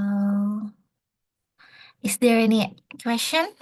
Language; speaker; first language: English; non-native, fluent; Indonesian